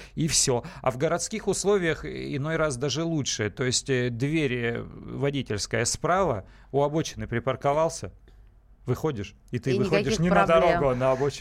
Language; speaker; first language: Russian; native; Russian